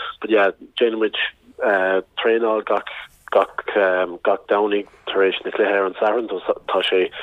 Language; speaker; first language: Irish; non-native, local second language; English